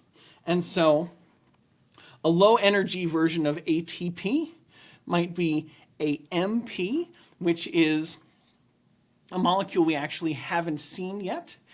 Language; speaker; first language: English; native; English